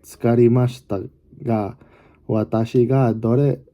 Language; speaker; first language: Japanese; non-native, learner; English